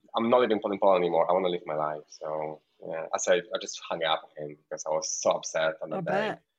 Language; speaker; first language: English; non-native, fluent; Polish